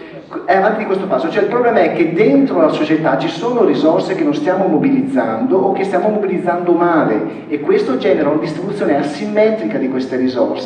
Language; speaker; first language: Italian; native; Italian